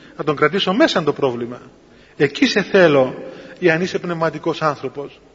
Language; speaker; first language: Greek; native; Greek